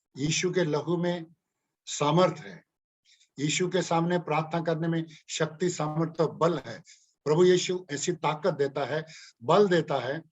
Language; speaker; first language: Hindi; non-native, local second language; Punjabi